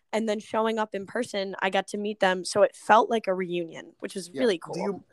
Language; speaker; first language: English; native; English